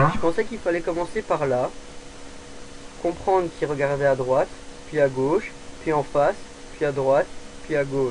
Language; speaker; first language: French; native; French